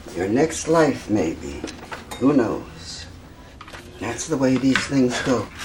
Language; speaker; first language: English; non-native, fluent; Arabic